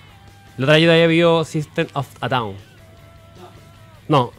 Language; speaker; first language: Spanish; native; Spanish